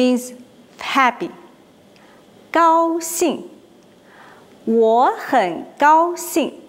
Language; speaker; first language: Chinese; non-native, learner; English